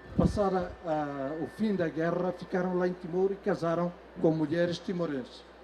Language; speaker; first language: Portuguese; non-native, local second language; Tetum